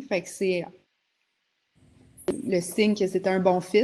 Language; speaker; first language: French; native; French